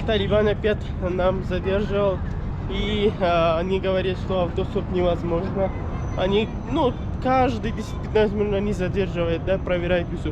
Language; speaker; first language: Russian; non-native, learner; Kyrgyz